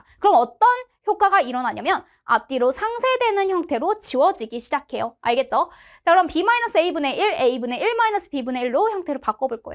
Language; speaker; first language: Korean; native; Korean